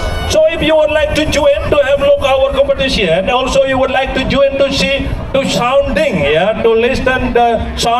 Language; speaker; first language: English; non-native, learner; Indonesian